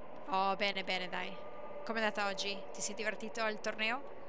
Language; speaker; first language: Italian; early bilingual, other home language; English